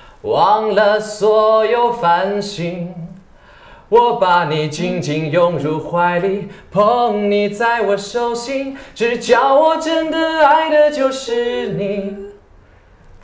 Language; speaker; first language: Chinese; native; Chinese